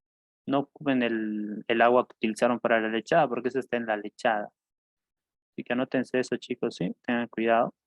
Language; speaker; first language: Spanish; native; Spanish